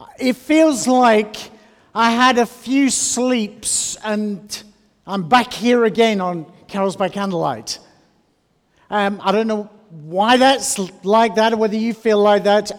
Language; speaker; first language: English; native; English